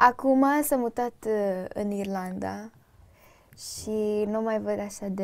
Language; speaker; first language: Romanian; early bilingual, heritage; Romanian